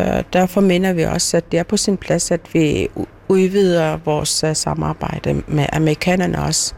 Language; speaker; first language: Danish; non-native, local second language; Kalaallisut